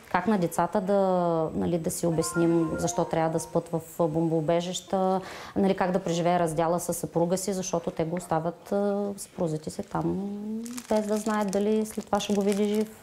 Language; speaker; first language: Bulgarian; non-native, fluent; Ukrainian